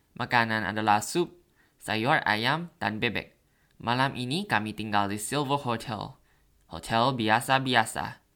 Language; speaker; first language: Indonesian; non-native, learner; Thai